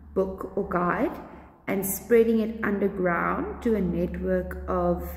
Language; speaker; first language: English; non-native, local second language; Afrikaans